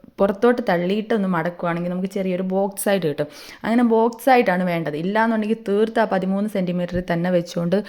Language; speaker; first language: Malayalam; native; Malayalam